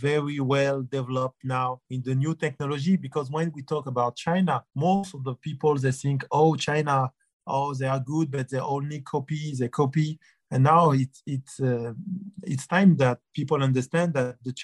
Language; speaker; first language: English; non-native, fluent; French